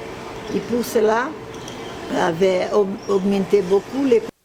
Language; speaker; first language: French; non-native, fluent; Portuguese